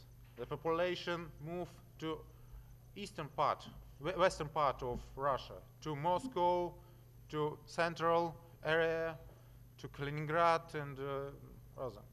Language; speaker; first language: English; non-native, learner; Russian